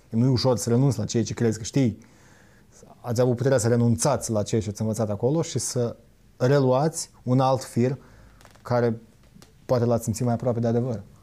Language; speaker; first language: Romanian; native; Romanian